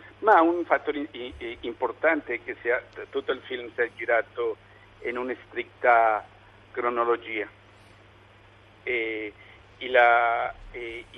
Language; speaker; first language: Italian; non-native, learner; Spanish